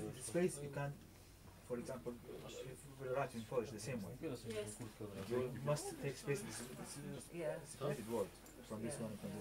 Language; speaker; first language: English; non-native, learner; Arabic